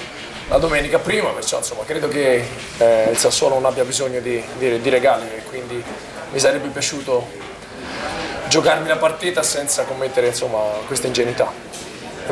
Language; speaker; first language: Italian; native; Italian